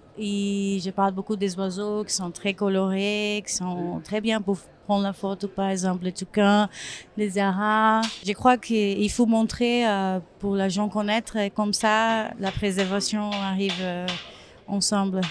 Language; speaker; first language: French; non-native, learner; Portuguese